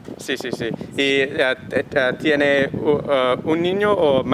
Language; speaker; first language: Spanish; non-native, learner; English